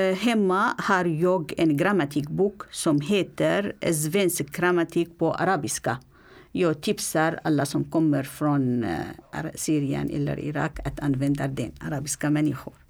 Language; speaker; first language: Swedish; non-native, learner; Arabic